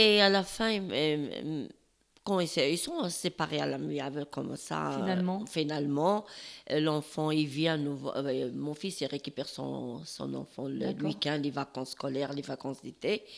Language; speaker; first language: French; non-native, learner; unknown